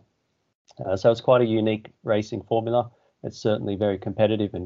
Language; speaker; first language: English; native; English